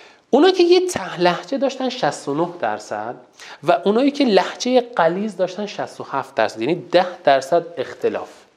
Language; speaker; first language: Persian; non-native, local second language; Azerbaijani